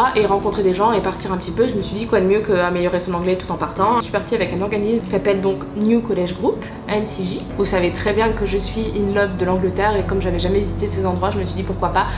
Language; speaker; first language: French; native; French